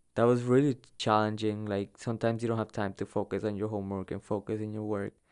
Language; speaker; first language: English; early bilingual, other home language; Spanish